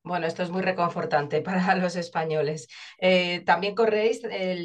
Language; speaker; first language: Spanish; native; Spanish